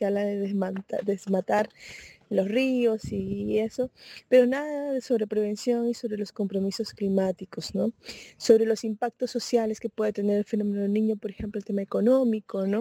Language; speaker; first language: Spanish; native; Spanish